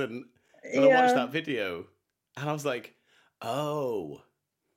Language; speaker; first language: English; native; English